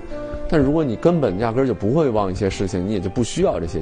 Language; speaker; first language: Chinese; native; Chinese